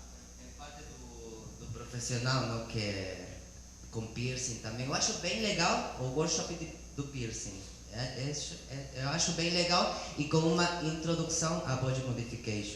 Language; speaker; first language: Portuguese; non-native, learner; Spanish